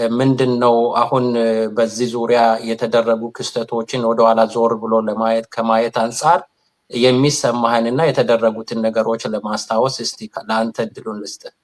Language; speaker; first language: Amharic; non-native, local second language; Sidamo